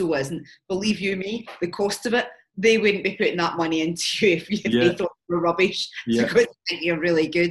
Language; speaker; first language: English; native; English